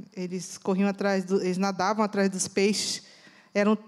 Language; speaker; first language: Portuguese; native; Portuguese